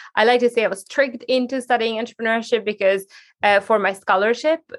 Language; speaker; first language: English; non-native, fluent; Hungarian